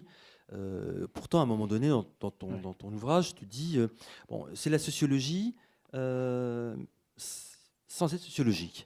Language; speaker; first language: French; native; French